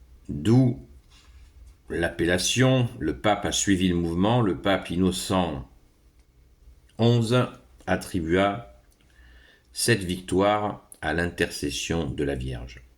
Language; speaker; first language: French; native; French